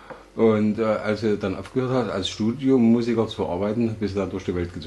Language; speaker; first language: German; native; German